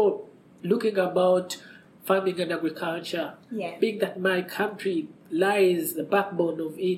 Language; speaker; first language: English; non-native, local second language; Ganda